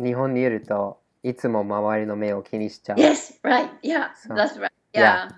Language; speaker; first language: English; non-native, learner; Japanese